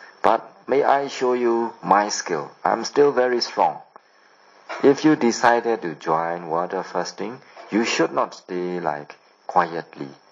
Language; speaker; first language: English; non-native, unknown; Burmese